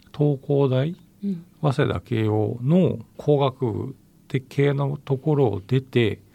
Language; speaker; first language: Japanese; native; Japanese